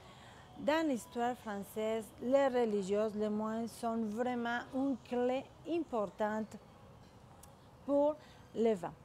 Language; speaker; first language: French; non-native, fluent; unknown